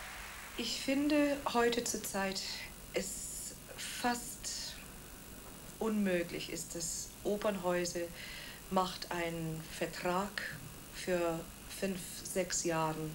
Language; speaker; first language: German; non-native, fluent; Welsh